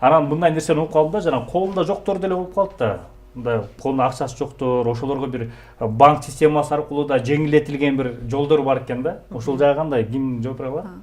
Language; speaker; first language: Kyrgyz; native; Kyrgyz